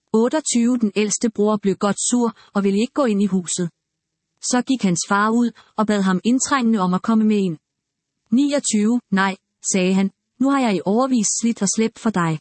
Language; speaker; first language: Danish; native; Danish